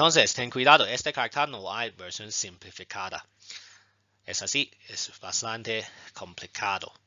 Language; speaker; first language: Spanish; non-native, fluent; Chinese